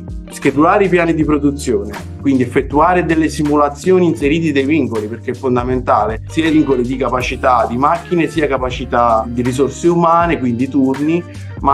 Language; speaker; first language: Italian; native; Italian